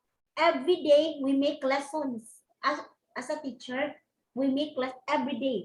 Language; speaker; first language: English; non-native, local second language; Cebuano